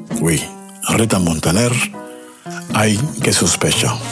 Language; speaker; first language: French; non-native, learner; Spanish